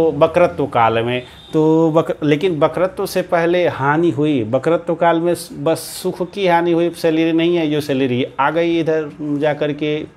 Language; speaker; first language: Hindi; native; Hindi